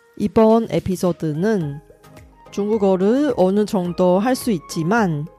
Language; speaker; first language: Korean; non-native, fluent; Chinese